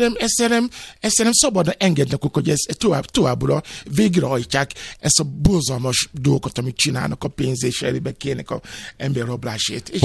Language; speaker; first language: Hungarian; non-native, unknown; Yoruba